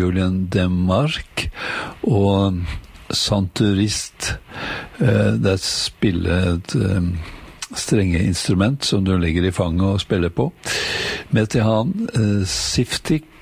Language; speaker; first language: Norwegian; native; Norwegian